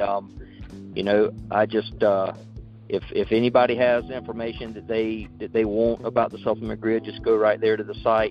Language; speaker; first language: English; native; English